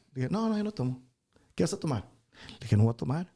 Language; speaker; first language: Spanish; early bilingual, heritage; Spanish